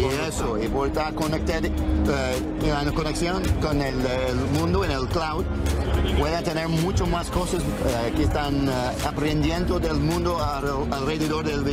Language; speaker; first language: Spanish; non-native, fluent; English